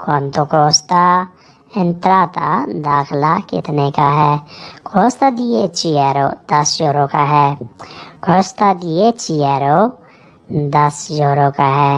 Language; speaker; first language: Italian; non-native, fluent; Urdu